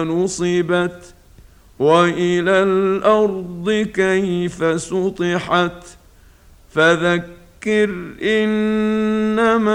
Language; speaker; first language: Arabic; native; Arabic